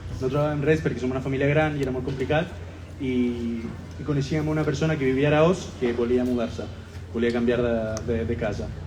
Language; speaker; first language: Catalan; non-native, fluent; Spanish